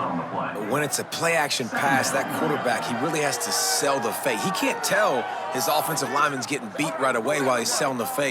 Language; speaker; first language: English; native; English